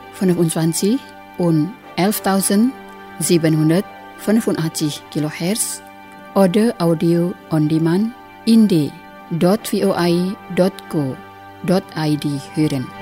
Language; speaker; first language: German; non-native, fluent; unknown